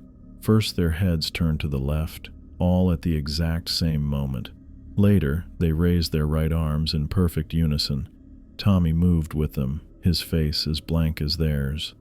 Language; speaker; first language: English; native; English